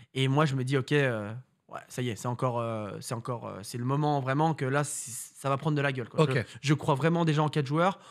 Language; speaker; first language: French; native; French